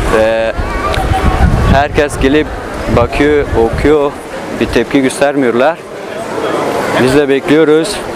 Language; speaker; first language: Turkish; non-native, learner; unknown